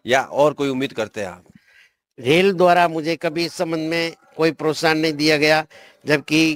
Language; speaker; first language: Hindi; native; Hindi